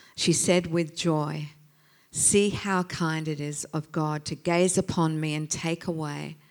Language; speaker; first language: English; native; English